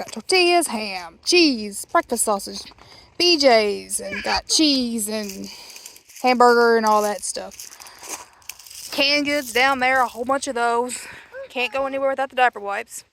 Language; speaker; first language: English; native; English